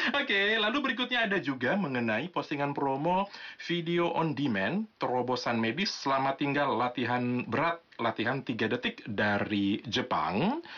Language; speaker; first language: Indonesian; native; Indonesian